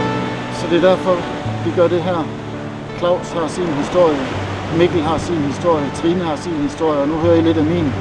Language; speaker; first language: Danish; native; Danish